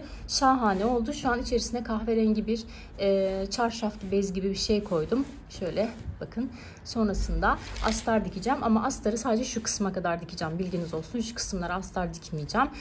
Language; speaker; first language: Turkish; native; Turkish